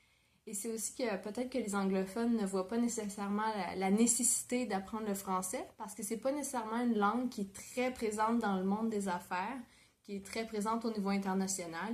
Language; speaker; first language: French; native; French